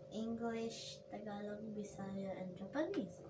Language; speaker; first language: English; non-native, local second language; Cebuano